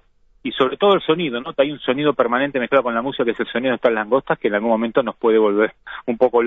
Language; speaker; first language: Spanish; native; Spanish